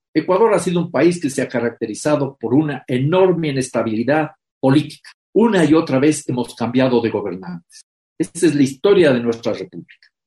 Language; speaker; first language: Spanish; native; Spanish